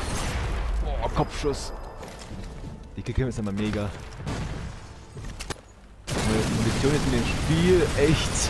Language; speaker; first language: German; native; German